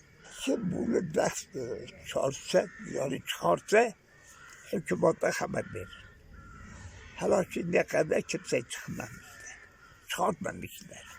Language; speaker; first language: Turkish; non-native, local second language; Kurdish